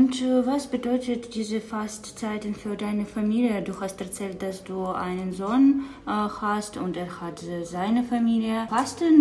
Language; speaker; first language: German; non-native, learner; Ukrainian